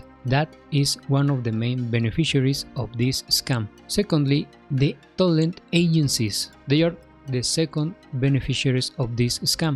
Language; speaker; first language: English; non-native, fluent; Spanish